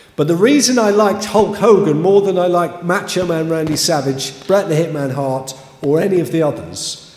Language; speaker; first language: English; native; English